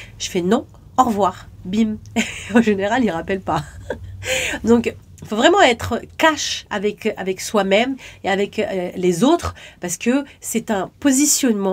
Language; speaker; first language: French; native; French